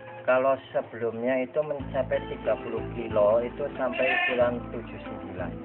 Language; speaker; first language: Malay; non-native, local second language; Javanese